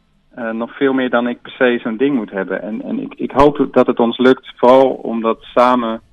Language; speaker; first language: Dutch; native; Dutch